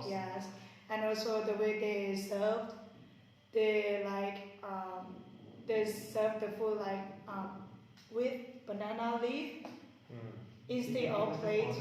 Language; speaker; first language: English; non-native, learner; Thai